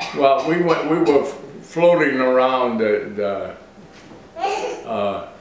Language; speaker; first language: English; native; English